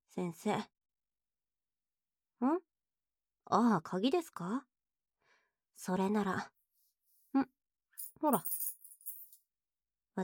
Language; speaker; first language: Japanese; native; Japanese